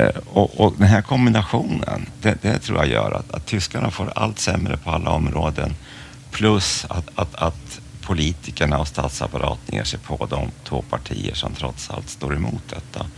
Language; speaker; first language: Swedish; native; Swedish